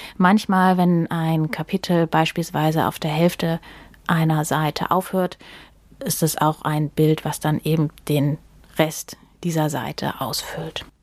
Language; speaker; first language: German; native; German